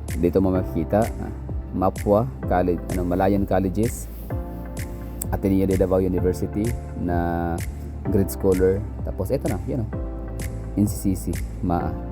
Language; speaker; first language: Filipino; non-native, local second language; Cebuano